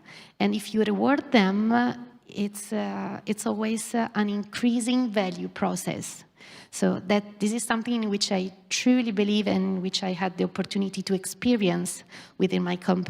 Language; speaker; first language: English; non-native, fluent; Italian